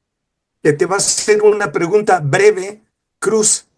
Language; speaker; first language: Spanish; native; Spanish